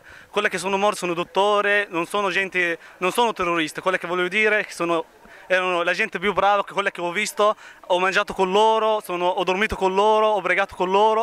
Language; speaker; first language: Italian; non-native, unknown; Arabic